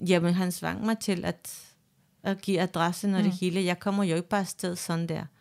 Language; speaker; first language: Danish; non-native, fluent; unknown